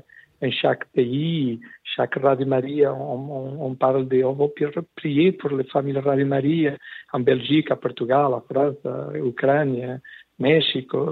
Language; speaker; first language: French; non-native, learner; Portuguese